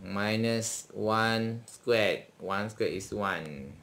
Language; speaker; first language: English; non-native, local second language; Malay